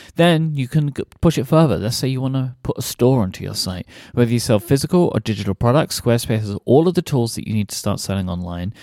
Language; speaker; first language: English; native; English